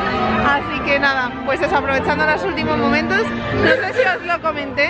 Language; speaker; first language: Spanish; native; Spanish